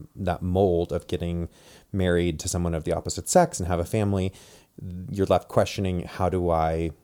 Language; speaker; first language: English; native; English